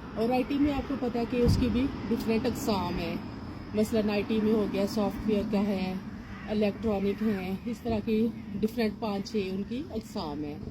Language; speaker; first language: Urdu; non-native, local second language; Punjabi